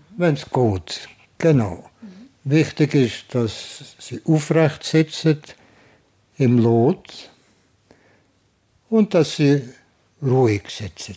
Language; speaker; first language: German; native; German